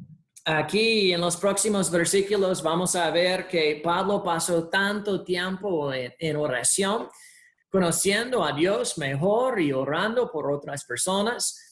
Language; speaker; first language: Spanish; non-native, fluent; English